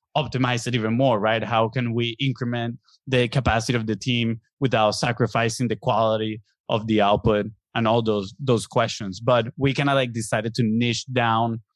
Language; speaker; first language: English; non-native, fluent; Spanish